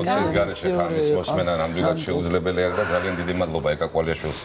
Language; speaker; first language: Georgian; native; Georgian